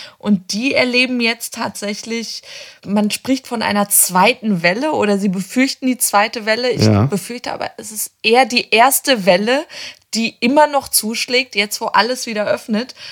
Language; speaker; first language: German; native; German